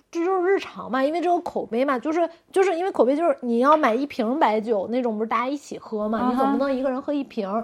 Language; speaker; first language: Chinese; native; Chinese